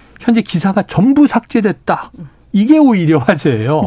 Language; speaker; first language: Korean; native; Korean